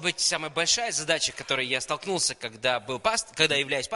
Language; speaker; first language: Russian; native; Russian